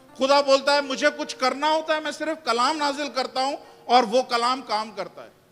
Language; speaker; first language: Urdu; non-native, local second language; Punjabi